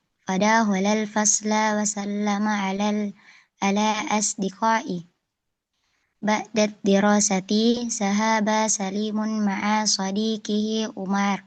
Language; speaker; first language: Arabic; non-native, learner; Indonesian